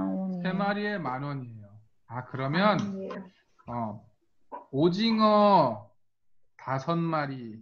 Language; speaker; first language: Korean; non-native, fluent; Spanish